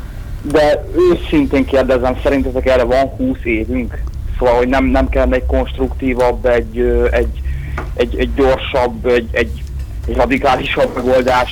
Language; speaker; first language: Hungarian; native; Hungarian